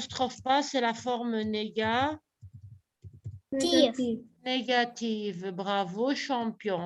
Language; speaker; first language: French; non-native, local second language; Arabic